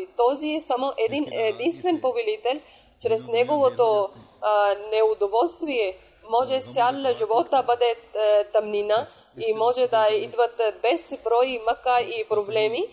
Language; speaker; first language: Bulgarian; non-native, local second language; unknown